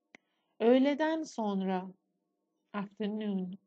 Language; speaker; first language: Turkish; non-native, fluent; Persian